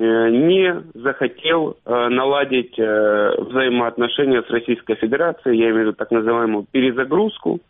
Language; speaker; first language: Russian; native; Russian